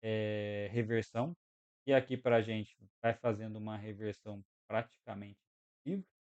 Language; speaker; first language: Portuguese; native; Portuguese